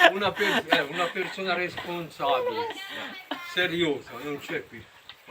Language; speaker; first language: Italian; non-native, learner; Filipino